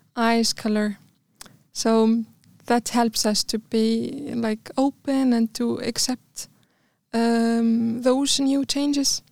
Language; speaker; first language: English; non-native, fluent; Arabic